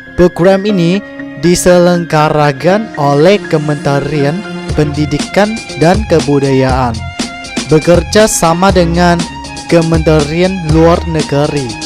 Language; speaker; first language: Indonesian; non-native, fluent; Lao